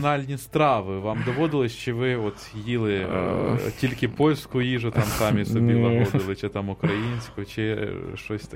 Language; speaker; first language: Ukrainian; native; Ukrainian